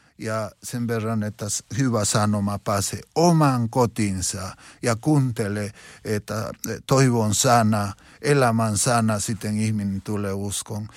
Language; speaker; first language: Finnish; non-native, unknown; Spanish